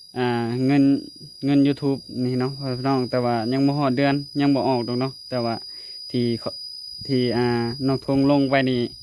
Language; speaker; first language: Thai; non-native, local second language; Lao